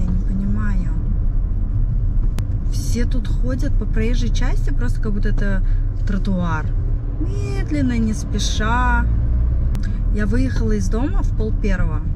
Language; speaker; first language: Russian; native; Russian